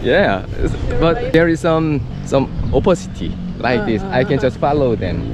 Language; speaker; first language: English; non-native, learner; Korean